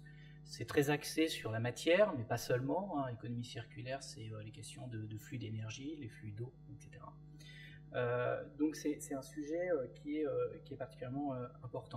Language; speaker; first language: French; native; French